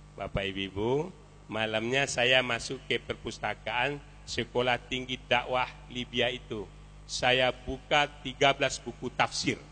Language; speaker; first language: Indonesian; non-native, local second language; Minangkabau